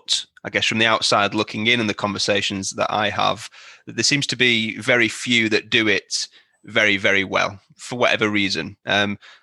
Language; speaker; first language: English; native; English